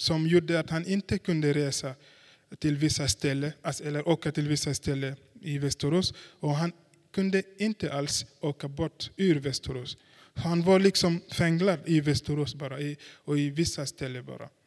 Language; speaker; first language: Swedish; non-native, fluent; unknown